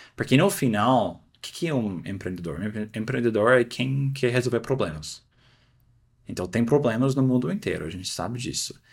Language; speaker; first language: Portuguese; non-native, fluent; English